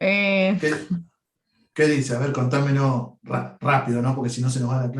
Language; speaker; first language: Spanish; native; Spanish